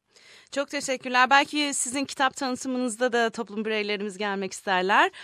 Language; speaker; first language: Turkish; native; Turkish